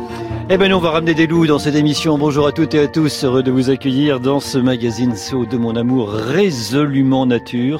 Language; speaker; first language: French; native; French